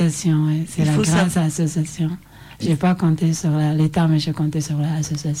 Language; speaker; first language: French; non-native, learner; Oromo